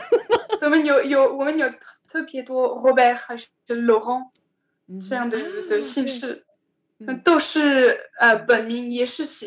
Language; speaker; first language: Chinese; non-native, learner; French